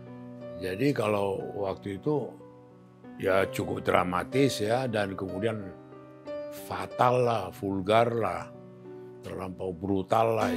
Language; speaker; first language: Indonesian; native; Indonesian